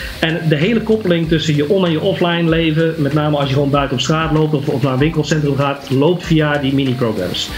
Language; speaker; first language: Dutch; native; Dutch